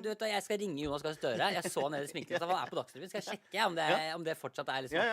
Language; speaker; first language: Norwegian; native; Norwegian